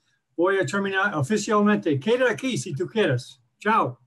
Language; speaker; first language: Spanish; non-native, learner; English